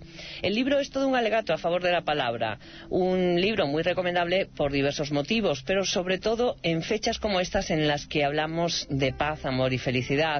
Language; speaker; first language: Spanish; native; Spanish